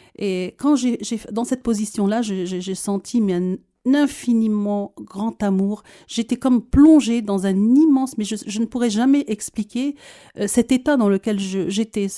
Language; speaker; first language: French; early bilingual, other home language; Arabic